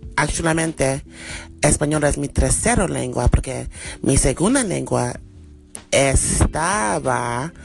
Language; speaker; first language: Spanish; non-native, learner; English